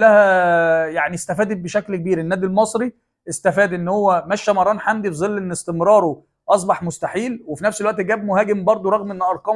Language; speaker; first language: Arabic; native; Arabic